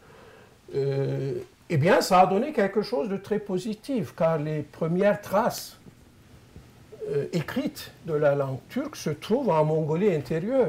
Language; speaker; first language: French; non-native, fluent; Turkish